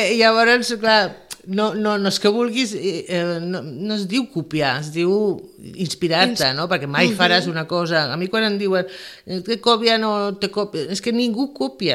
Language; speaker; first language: Catalan; non-native, local second language; Spanish